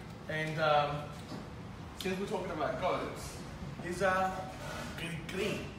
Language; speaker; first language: English; early bilingual, other home language; Greek